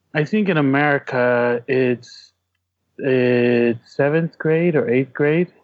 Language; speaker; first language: English; early bilingual, other home language; Tongan